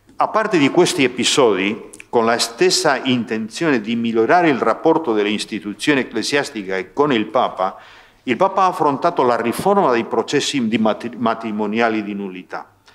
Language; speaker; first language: Italian; non-native, fluent; Spanish